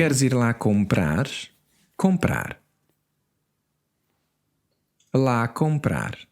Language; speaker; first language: Portuguese; non-native, learner; English